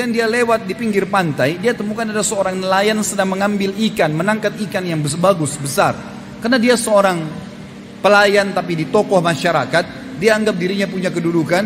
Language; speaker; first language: Indonesian; native; Indonesian